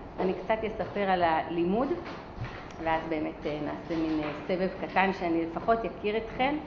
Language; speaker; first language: Hebrew; early bilingual, other home language; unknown